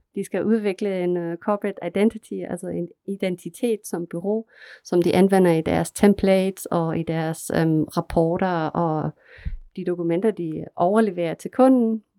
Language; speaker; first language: Danish; non-native, fluent; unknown